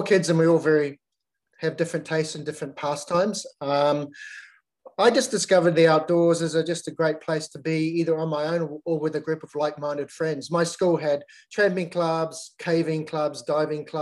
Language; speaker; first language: English; native; English